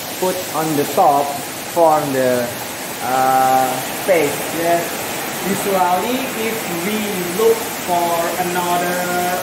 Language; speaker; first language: English; non-native, learner; Indonesian